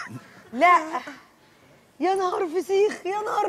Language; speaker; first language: Arabic; native; Arabic